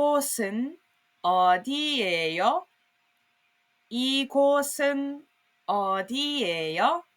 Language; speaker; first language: Korean; non-native, fluent; Serbian